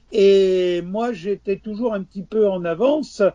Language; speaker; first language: French; native; French